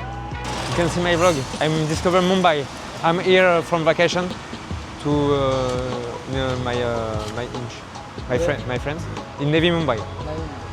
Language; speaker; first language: English; non-native, learner; French